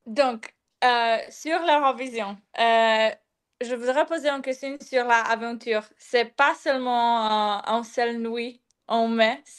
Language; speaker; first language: French; non-native, fluent; Polish